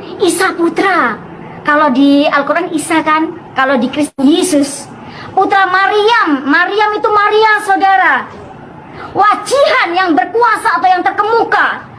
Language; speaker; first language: Indonesian; non-native, local second language; Madurese